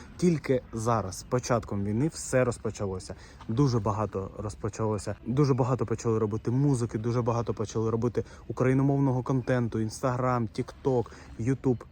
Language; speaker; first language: Ukrainian; non-native, local second language; Russian